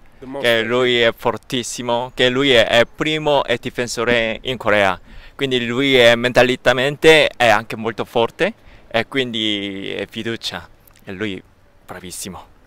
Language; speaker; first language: Italian; non-native, learner; Korean